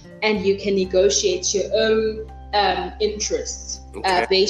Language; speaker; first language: English; non-native, local second language; Xhosa